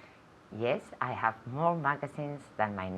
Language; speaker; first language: English; non-native, learner; Spanish